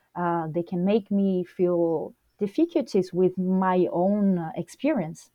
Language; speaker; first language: English; non-native, fluent; Portuguese